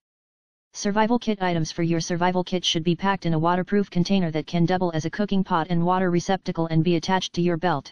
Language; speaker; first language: English; native; English